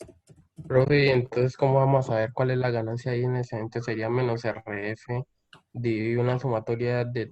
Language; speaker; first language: Spanish; native; Spanish